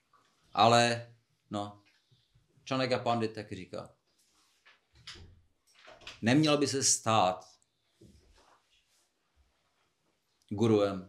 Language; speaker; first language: Czech; non-native, fluent; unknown